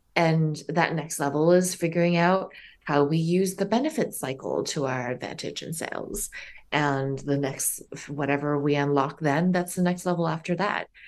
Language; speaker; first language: English; early bilingual, other home language; Chinese